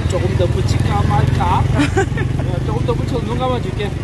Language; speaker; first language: Korean; native; Korean